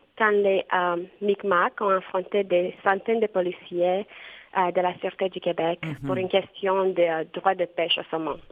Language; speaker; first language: French; non-native, fluent; Romanian